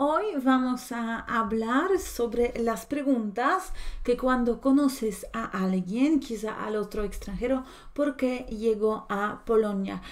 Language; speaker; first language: Spanish; non-native, fluent; Polish